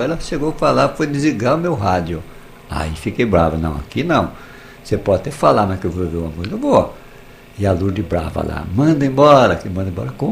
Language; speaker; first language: Portuguese; native; Portuguese